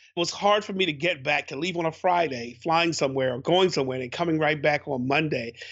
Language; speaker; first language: English; native; English